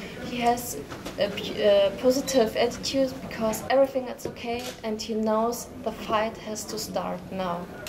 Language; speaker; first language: English; non-native, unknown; German